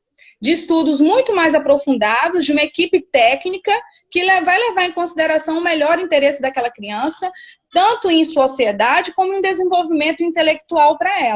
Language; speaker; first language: Portuguese; native; Portuguese